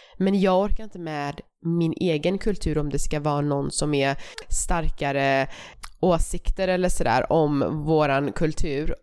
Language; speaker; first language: Swedish; early bilingual, other home language; Persian